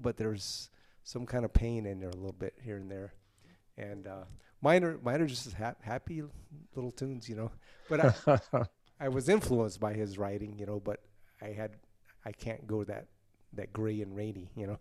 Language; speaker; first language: English; native; English